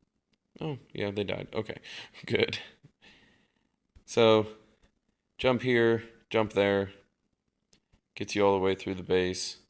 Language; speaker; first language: English; native; English